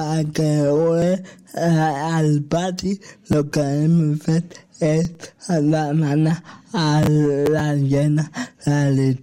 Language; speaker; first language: Catalan; non-native, local second language; Spanish